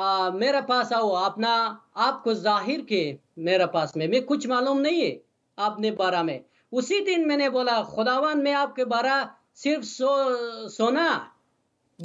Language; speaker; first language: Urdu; non-native, learner; Persian